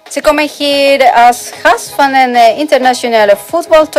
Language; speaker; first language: Dutch; non-native, fluent; Spanish